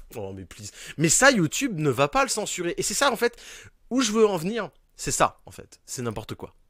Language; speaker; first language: French; native; French